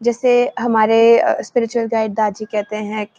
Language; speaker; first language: Hindi; native; Hindi